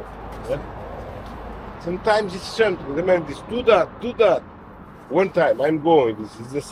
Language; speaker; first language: English; non-native, learner; Portuguese